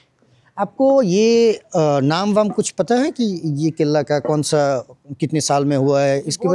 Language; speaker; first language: Hindi; non-native, fluent; Bangla